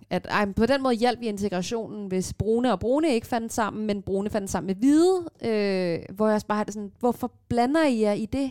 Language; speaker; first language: Danish; early bilingual, other home language; Persian